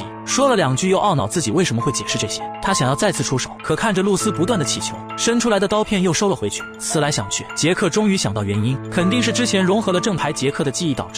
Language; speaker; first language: Chinese; native; Chinese